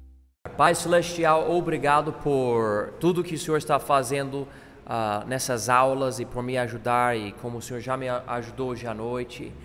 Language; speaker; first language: Portuguese; non-native, fluent; English